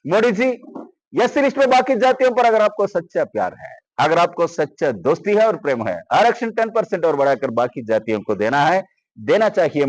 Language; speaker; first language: Hindi; non-native, local second language; Telugu